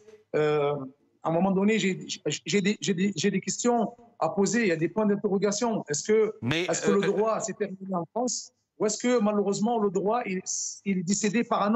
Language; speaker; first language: French; non-native, local second language; Arabic